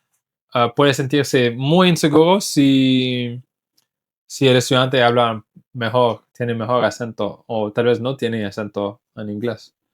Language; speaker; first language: Spanish; non-native, fluent; English